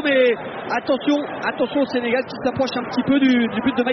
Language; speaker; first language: French; native; French